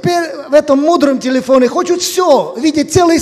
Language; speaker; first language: Polish; non-native, learner; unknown